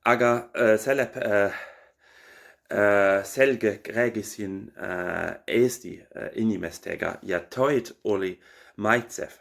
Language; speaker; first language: Estonian; non-native, learner; German